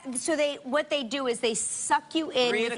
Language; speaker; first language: English; native; English